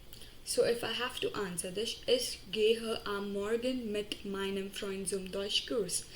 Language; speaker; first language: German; non-native, fluent; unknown